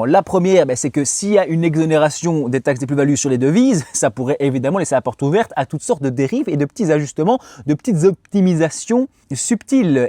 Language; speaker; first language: French; native; French